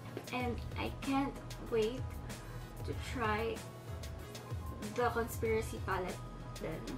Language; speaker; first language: English; non-native, local second language; Filipino